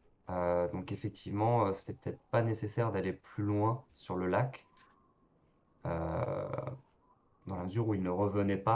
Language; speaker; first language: French; native; French